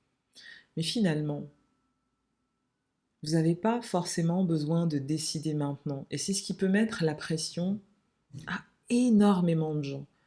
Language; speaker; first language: French; native; French